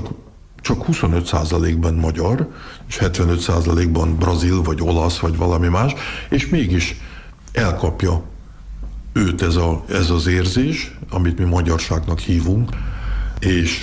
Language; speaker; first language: Hungarian; early bilingual, heritage; Hungarian